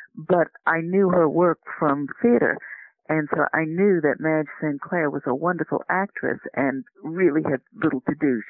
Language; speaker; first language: English; native; English